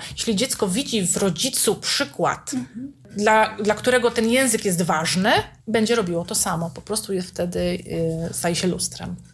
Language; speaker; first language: Polish; native; Polish